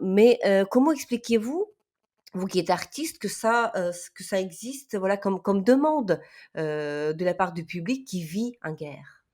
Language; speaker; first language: French; non-native, fluent; Ukrainian